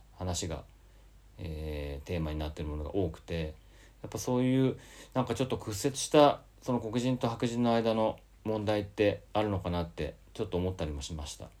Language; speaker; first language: Japanese; native; Japanese